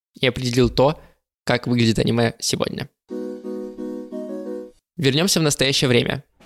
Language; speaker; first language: Russian; native; Russian